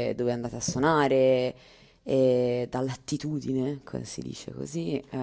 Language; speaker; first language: Italian; native; Italian